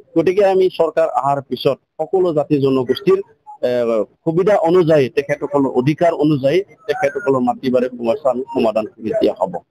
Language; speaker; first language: Assamese; non-native, local second language; Bodo